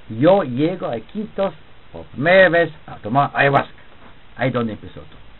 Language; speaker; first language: Spanish; non-native, fluent; English